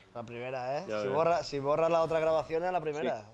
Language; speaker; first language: Spanish; native; Spanish